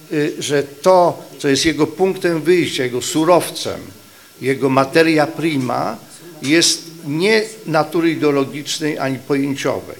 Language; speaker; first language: Polish; native; Polish